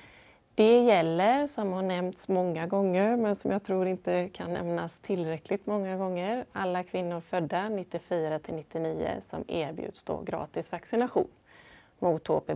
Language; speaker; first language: Swedish; native; Swedish